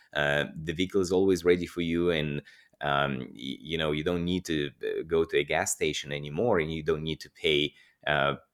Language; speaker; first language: English; non-native, fluent; Russian